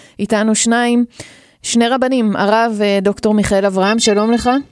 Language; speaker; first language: Hebrew; native; Hebrew